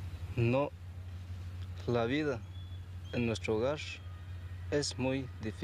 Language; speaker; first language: Spanish; non-native, local second language; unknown